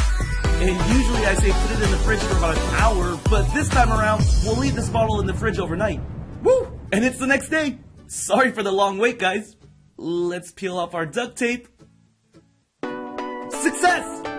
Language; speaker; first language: English; native; English